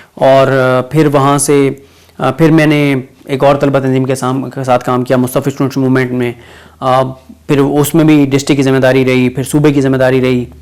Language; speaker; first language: Urdu; non-native, local second language; Saraiki